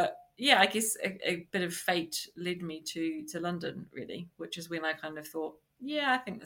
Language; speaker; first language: English; native; English